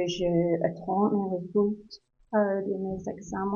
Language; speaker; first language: French; non-native, learner; English